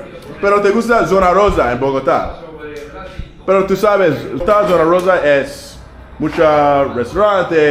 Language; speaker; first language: Spanish; non-native, learner; English